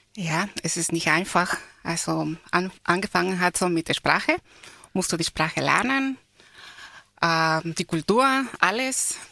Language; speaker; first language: German; non-native, fluent; Spanish